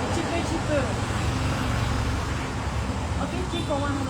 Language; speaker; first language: English; non-native, learner; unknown